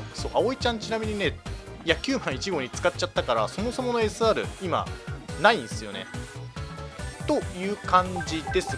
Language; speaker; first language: Japanese; native; Japanese